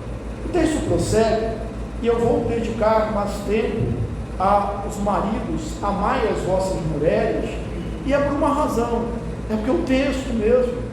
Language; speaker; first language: Portuguese; native; Portuguese